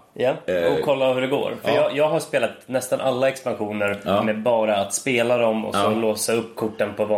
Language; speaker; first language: Swedish; native; Swedish